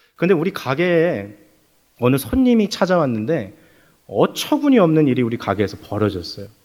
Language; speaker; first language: Korean; native; Korean